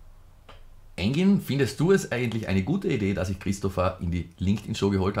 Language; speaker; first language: German; native; German